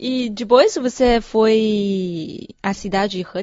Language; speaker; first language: Portuguese; non-native, fluent; Chinese